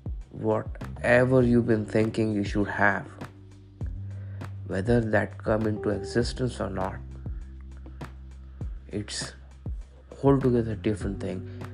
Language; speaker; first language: English; non-native, local second language; Marathi